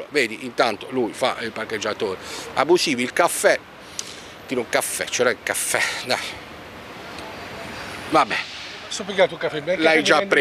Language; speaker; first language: Italian; native; Italian